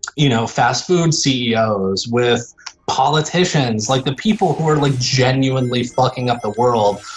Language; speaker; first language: English; native; English